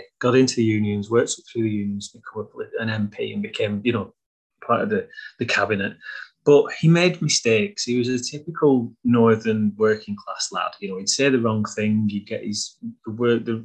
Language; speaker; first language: English; native; English